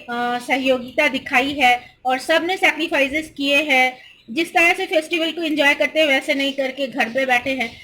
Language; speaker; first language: Hindi; non-native, local second language; Bangla